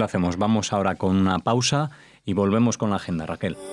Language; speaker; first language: Spanish; native; Spanish